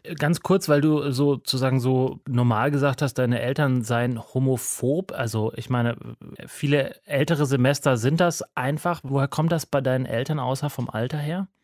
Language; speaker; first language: German; native; German